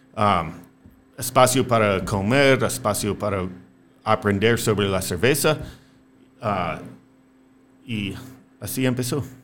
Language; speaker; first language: Spanish; non-native, fluent; English